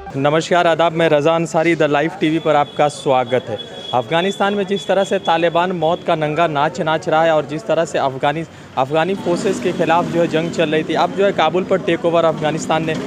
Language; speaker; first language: Hindi; native; Hindi